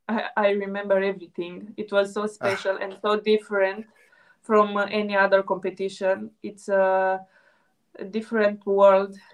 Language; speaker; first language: English; non-native, fluent; Romanian